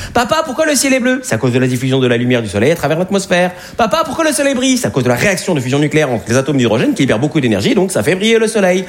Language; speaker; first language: French; native; French